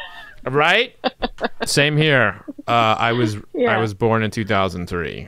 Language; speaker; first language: English; native; English